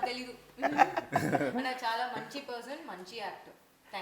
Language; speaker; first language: Telugu; non-native, learner; Tamil